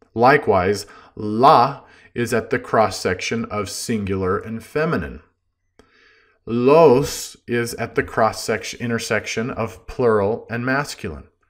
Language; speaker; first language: English; native; English